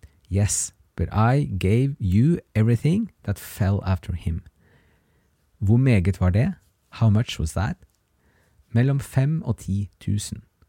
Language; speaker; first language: English; non-native, fluent; Norwegian